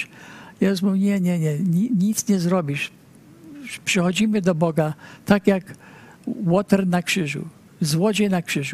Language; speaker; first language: Polish; early bilingual, heritage; Polish